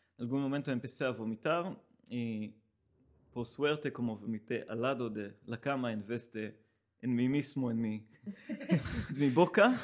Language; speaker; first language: Spanish; non-native, learner; Hebrew